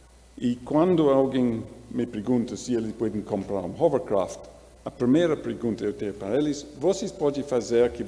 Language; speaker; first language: Portuguese; non-native, learner; English